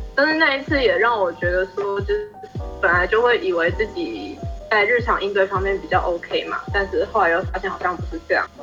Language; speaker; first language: Chinese; native; Chinese